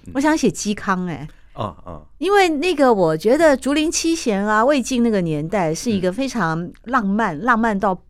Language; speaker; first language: Chinese; native; Chinese